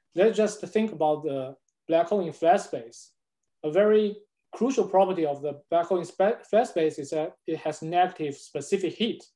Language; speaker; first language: English; non-native, fluent; Chinese